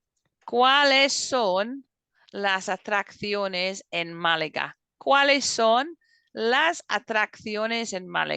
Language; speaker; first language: Spanish; non-native, fluent; English